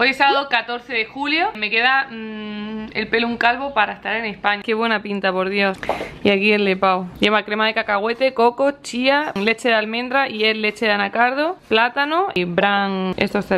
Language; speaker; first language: Spanish; native; Spanish